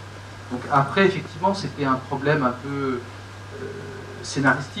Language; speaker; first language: French; native; French